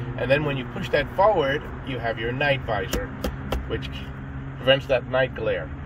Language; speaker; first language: English; native; English